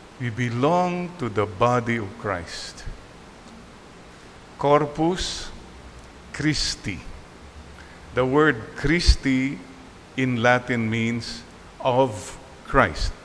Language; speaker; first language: English; non-native, local second language; Filipino